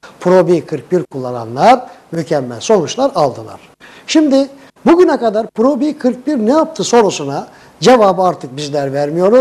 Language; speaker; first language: Turkish; native; Turkish